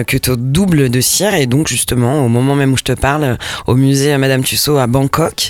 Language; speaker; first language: French; native; French